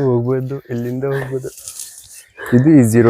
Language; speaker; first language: Kannada; non-native, local second language; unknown